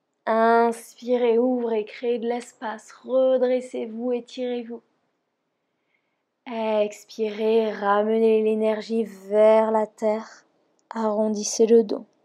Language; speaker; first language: French; native; French